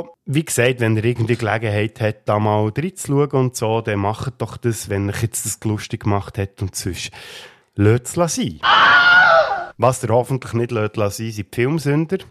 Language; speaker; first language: German; native; German